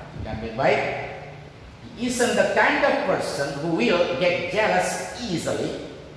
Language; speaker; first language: English; non-native, fluent; Indonesian